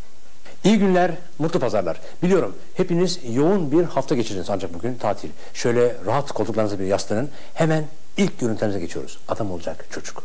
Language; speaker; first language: Turkish; native; Turkish